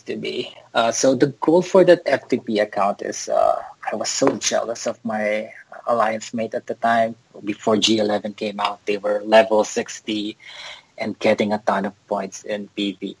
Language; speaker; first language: English; non-native, local second language; Filipino